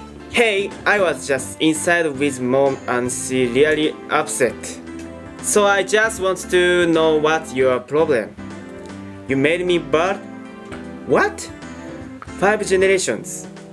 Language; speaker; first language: English; non-native, learner; Japanese